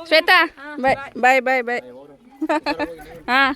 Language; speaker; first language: Kannada; native; Kannada